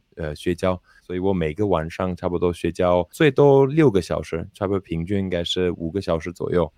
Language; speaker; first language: Chinese; non-native, fluent; English